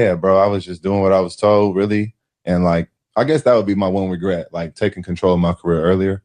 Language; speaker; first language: English; native; English